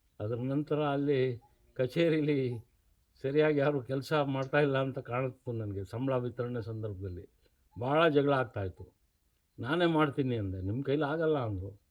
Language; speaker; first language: Kannada; non-native, local second language; Urdu